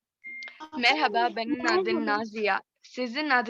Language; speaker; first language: Turkish; non-native, learner; Urdu